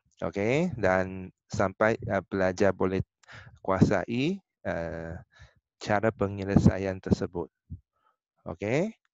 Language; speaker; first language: Malay; non-native, local second language; Chinese